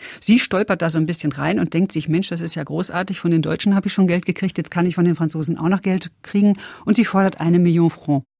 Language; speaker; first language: German; native; German